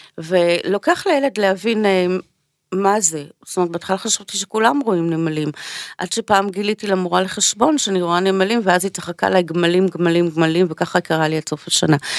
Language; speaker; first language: Hebrew; native; Hebrew